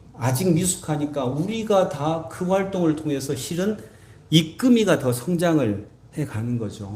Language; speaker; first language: Korean; native; Korean